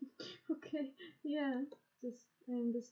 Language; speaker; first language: English; non-native, learner; Russian